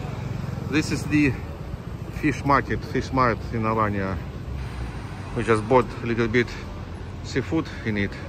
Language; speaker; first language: English; non-native, learner; Russian